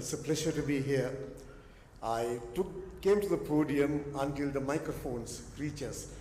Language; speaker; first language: English; non-native, local second language; Sinhala